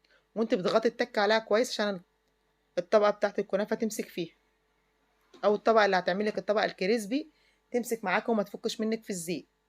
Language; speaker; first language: Arabic; native; Arabic